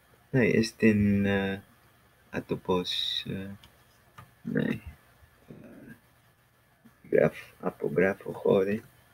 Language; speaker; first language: Greek; non-native, learner; English